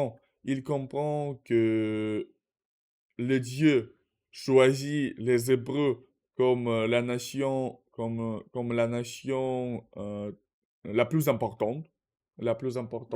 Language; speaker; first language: French; non-native, learner; Russian